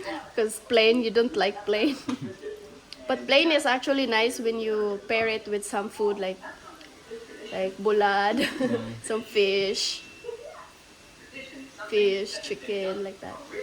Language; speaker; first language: English; non-native, local second language; Cebuano